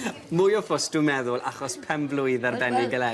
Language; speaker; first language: Welsh; native; Welsh